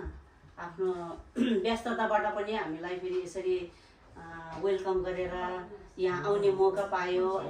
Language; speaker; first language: Nepali; non-native, local second language; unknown